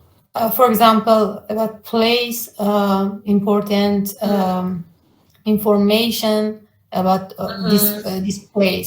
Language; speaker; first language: English; non-native, learner; Persian